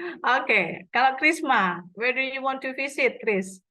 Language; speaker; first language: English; non-native, fluent; Indonesian